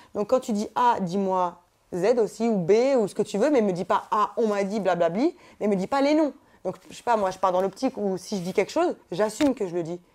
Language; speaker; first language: French; native; French